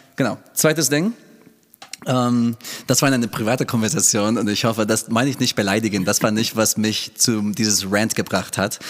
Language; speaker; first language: German; non-native, fluent; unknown